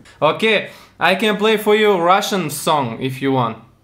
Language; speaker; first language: English; non-native, learner; Russian